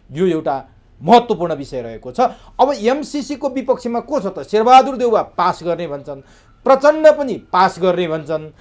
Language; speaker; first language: Nepali; native; Nepali